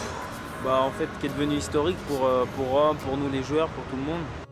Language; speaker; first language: French; native; French